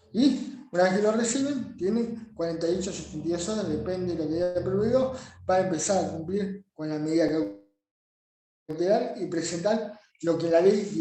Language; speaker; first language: Spanish; native; Spanish